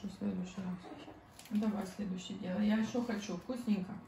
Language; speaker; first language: Russian; native; Russian